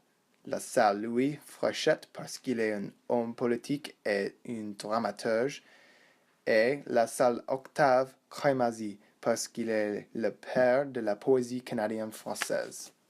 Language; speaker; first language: French; non-native, learner; English